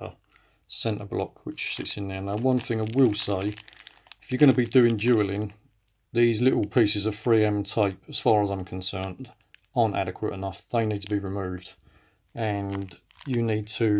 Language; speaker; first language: English; native; English